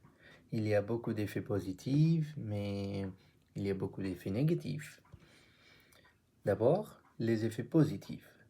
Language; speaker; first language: French; non-native, learner; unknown